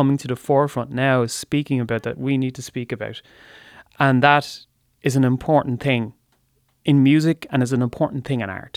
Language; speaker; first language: English; native; English